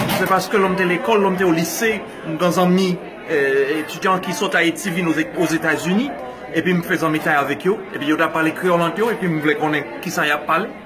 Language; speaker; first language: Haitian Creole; non-native, fluent; English